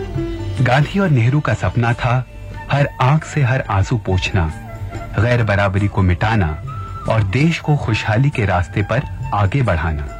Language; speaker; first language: Hindi; native; Hindi